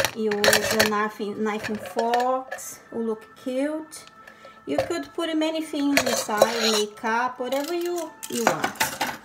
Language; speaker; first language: English; non-native, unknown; Portuguese